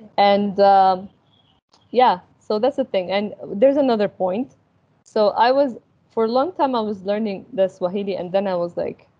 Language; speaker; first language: English; early bilingual, other home language; Arabic